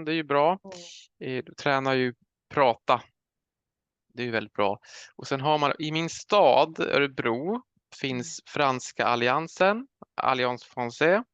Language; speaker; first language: Swedish; native; Swedish